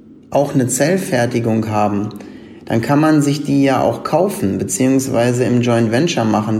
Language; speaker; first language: German; native; German